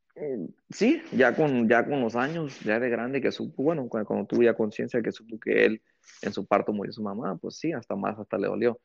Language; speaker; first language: Spanish; early bilingual, heritage; Spanish